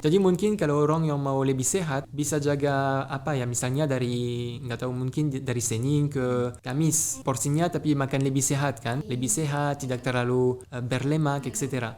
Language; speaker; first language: Indonesian; non-native, fluent; French